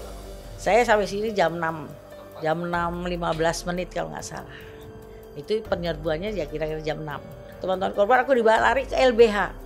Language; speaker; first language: Indonesian; native; Indonesian